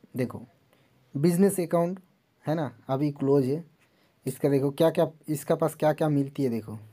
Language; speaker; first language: Hindi; non-native, local second language; Bangla